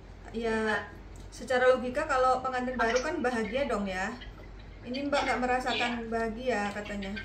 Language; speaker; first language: Indonesian; native; Indonesian